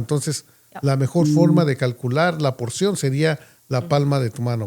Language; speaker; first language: Spanish; native; Spanish